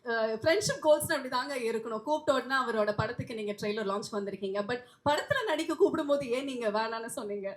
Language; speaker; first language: Tamil; native; Tamil